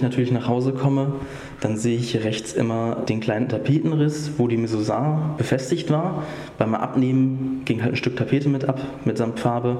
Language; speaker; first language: German; native; German